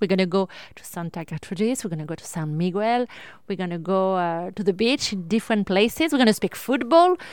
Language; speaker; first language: English; non-native, learner; French